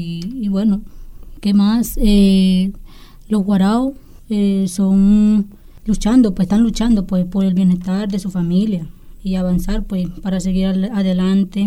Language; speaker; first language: Spanish; non-native, local second language; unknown